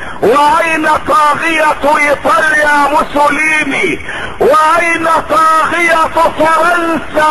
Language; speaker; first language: Arabic; native; Arabic